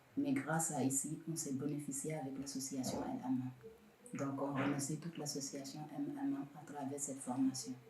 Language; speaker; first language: French; non-native, local second language; Wolof